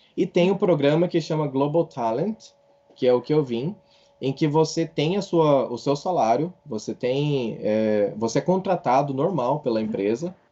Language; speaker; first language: Portuguese; native; Portuguese